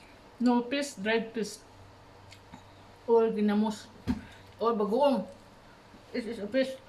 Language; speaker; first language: English; non-native, learner; Cebuano